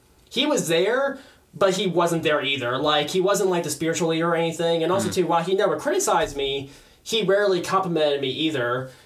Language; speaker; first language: English; native; English